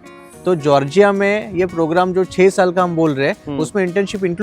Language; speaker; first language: Hindi; native; Hindi